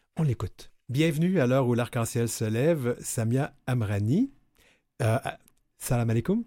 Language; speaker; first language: French; native; French